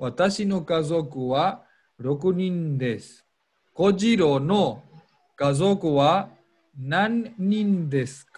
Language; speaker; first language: Japanese; non-native, fluent; Spanish